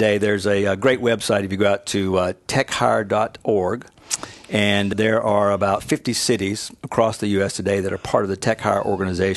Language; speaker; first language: English; native; English